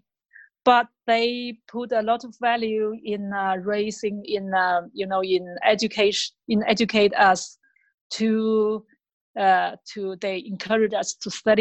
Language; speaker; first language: English; non-native, fluent; Chinese